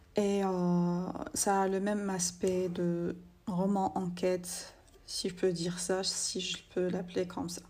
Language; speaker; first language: French; non-native, local second language; Arabic